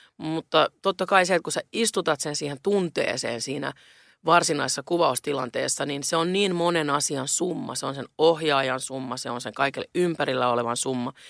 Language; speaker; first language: Finnish; non-native, local second language; Swedish